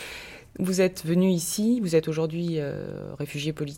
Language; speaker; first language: French; native; French